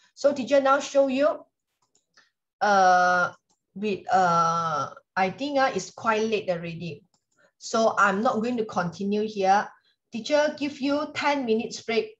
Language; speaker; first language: English; non-native, local second language; Chinese